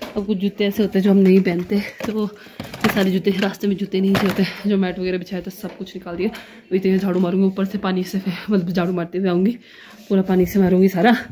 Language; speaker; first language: Hindi; non-native, local second language; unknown